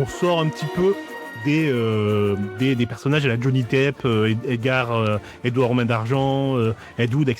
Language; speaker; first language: French; native; French